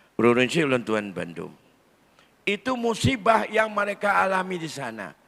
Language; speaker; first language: Malay; non-native, local second language; Achinese